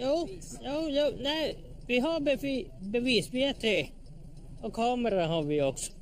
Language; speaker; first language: Swedish; non-native, local second language; Finnish